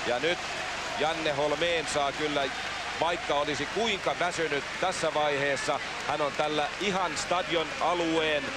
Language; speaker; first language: Finnish; native; Finnish